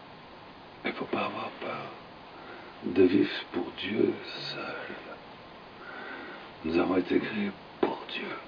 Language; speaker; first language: French; native; French